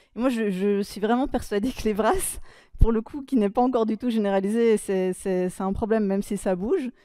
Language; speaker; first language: French; native; French